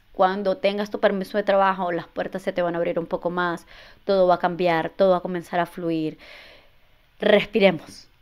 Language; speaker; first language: Spanish; native; Spanish